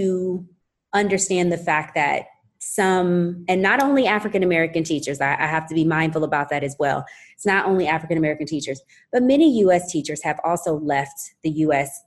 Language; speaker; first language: English; native; English